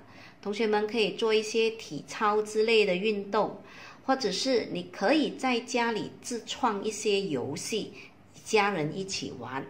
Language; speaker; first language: Chinese; native; Chinese